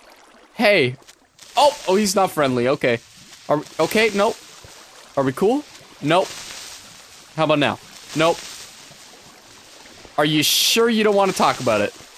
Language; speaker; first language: English; native; English